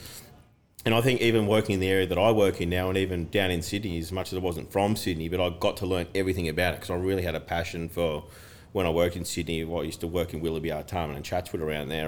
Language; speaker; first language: English; native; English